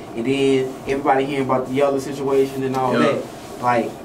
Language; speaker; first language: English; native; English